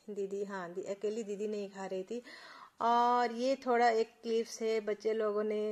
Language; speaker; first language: Hindi; non-native, local second language; Odia